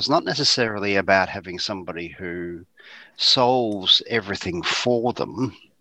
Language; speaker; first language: English; native; English